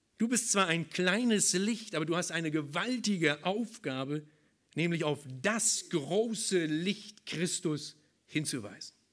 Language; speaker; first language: German; native; German